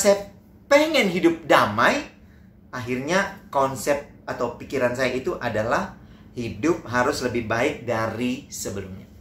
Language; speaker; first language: Indonesian; native; Indonesian